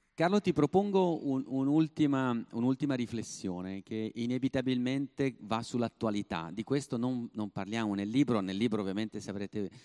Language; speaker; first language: Italian; native; Italian